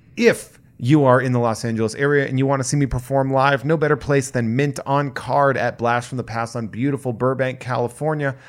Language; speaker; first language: English; native; English